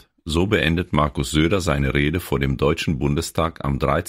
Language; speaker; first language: German; native; German